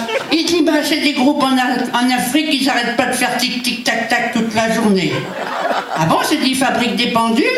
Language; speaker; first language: French; native; French